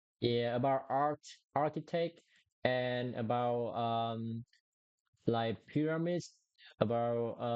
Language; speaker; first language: English; non-native, learner; Vietnamese